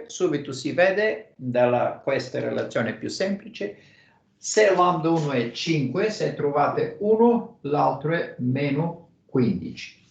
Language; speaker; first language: Italian; non-native, fluent; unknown